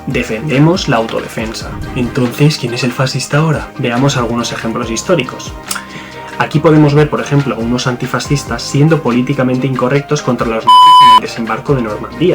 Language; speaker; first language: Spanish; native; Spanish